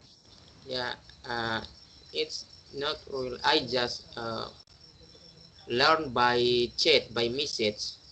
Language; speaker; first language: English; non-native, learner; Indonesian